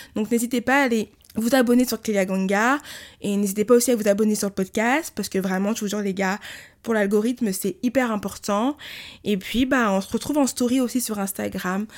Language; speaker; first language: French; early bilingual, other home language; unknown